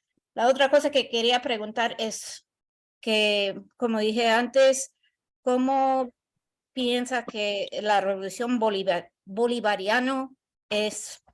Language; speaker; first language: Spanish; non-native, learner; English